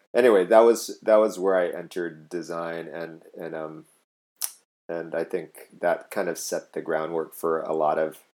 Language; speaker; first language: English; native; English